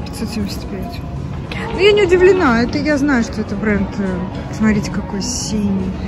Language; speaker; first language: Russian; native; Russian